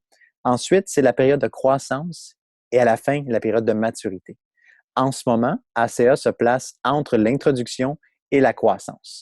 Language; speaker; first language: French; native; French